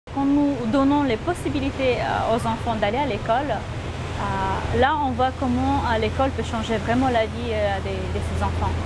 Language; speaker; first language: French; non-native, fluent; Romanian